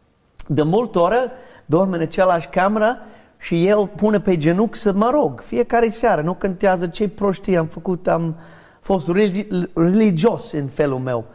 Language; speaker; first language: Romanian; non-native, learner; English